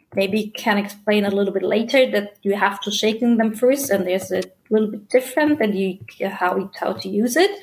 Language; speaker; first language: English; non-native, fluent; German